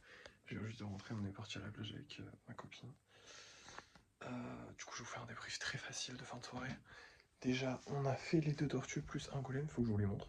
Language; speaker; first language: French; native; French